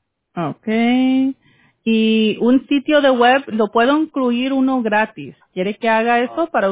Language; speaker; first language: Spanish; early bilingual, heritage; Spanish